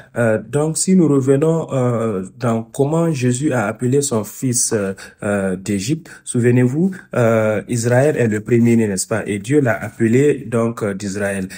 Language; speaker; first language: French; non-native, fluent; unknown